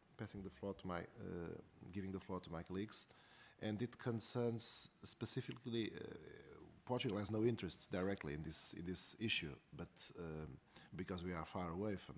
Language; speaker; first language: English; non-native, fluent; Portuguese